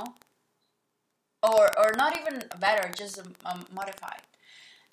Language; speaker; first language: English; non-native, fluent; Spanish